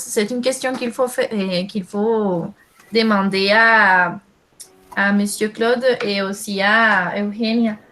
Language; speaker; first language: French; non-native, fluent; Spanish